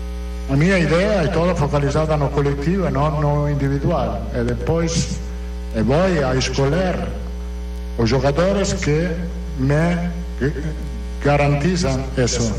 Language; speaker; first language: Portuguese; non-native, learner; Italian